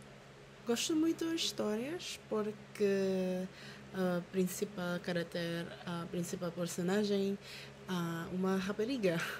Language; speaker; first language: Portuguese; non-native, learner; Filipino